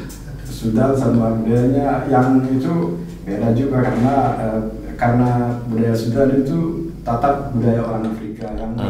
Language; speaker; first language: Indonesian; non-native, fluent; Arabic